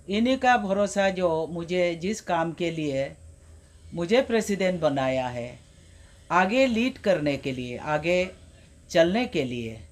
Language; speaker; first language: Hindi; non-native, local second language; Adi